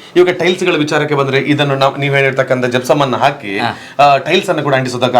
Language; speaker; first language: Kannada; native; Kannada